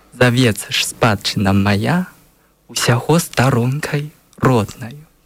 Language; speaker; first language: Belarusian; non-native, learner; Chinese